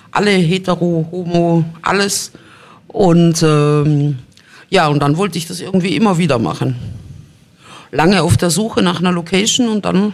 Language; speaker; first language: German; native; German